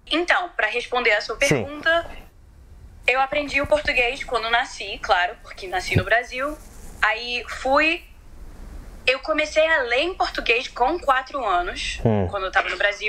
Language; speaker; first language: Portuguese; early bilingual, heritage; Portuguese